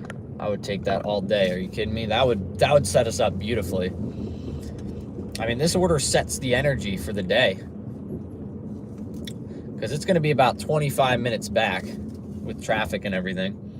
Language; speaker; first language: English; native; English